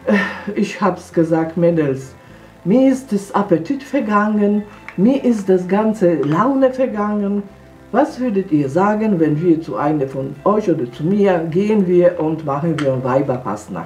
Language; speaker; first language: German; non-native, fluent; Polish